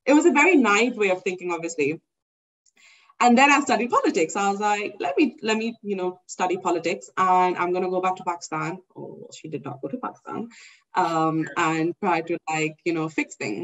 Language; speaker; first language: English; non-native, local second language; Urdu